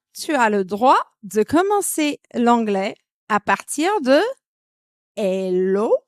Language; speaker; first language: French; non-native, fluent; English